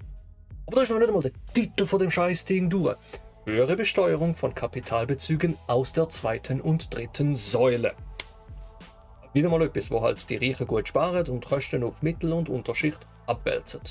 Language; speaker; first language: German; native; German